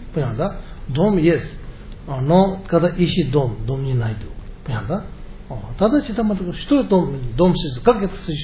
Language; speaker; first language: Russian; non-native, learner; Tibetan